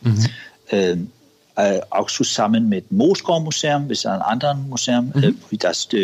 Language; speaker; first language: German; non-native, learner; Danish